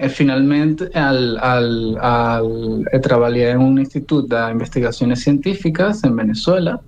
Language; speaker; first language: Catalan; non-native, learner; Spanish